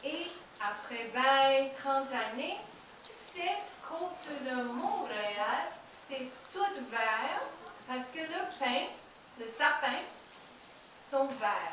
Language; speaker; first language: French; non-native, learner; English